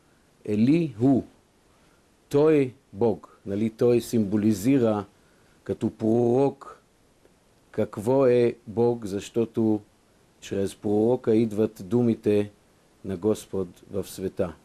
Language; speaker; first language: Bulgarian; non-native, fluent; Hebrew